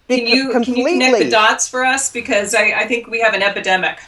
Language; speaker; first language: English; native; English